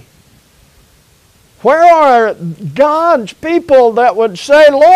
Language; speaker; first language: English; native; English